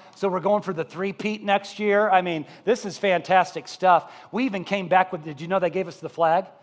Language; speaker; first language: English; native; English